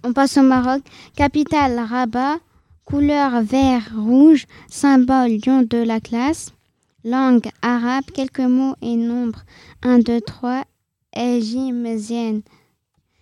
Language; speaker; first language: French; early bilingual, other home language; Arabic